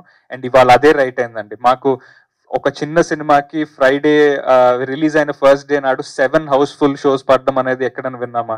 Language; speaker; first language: Telugu; native; Telugu